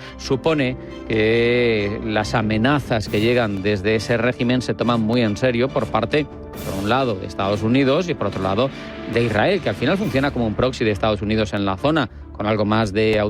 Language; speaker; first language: Spanish; native; Spanish